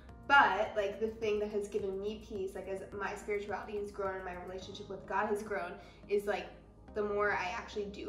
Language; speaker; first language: English; native; English